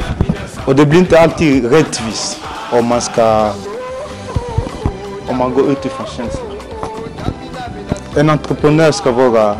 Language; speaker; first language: Swedish; non-native, fluent; Lingala